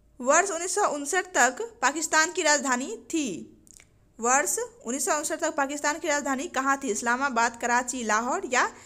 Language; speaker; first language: Hindi; native; Hindi